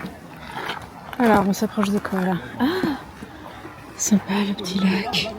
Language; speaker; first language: French; native; French